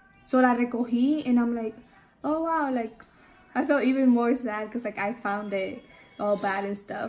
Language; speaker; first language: English; early bilingual, other home language; Spanish